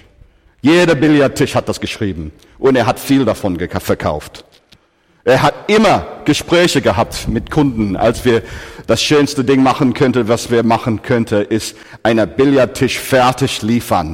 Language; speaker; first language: German; non-native, fluent; English